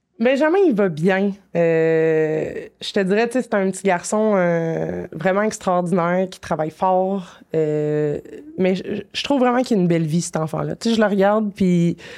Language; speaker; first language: French; native; French